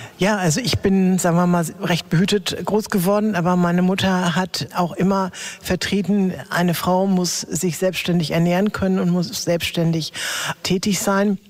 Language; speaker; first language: German; native; German